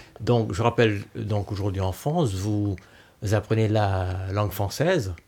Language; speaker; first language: French; native; French